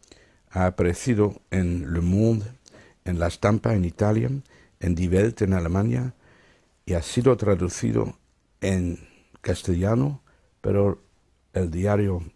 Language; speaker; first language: Spanish; non-native, fluent; Dutch